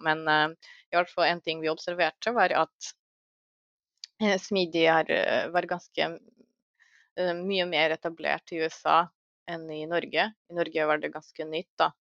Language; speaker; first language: Norwegian; non-native, fluent; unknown